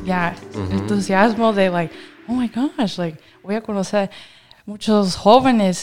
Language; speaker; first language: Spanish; early bilingual, heritage; Spanish